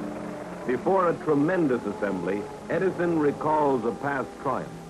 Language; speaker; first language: English; native; English